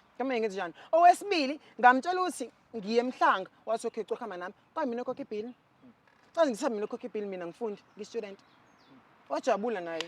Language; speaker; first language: Zulu; non-native, local second language; Xhosa